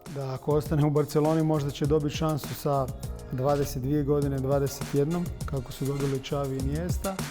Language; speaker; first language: Croatian; native; Croatian